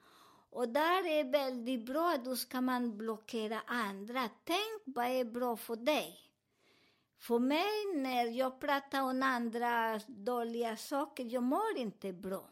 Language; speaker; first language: Swedish; non-native, learner; Spanish